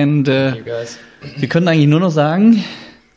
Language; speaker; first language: German; native; German